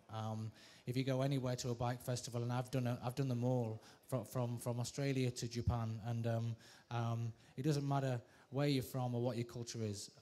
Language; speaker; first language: English; native; English